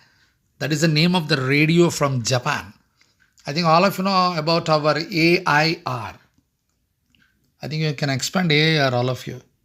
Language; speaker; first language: English; non-native, local second language; Telugu